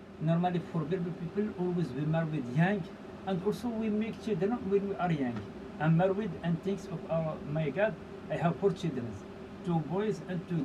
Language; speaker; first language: English; non-native, learner; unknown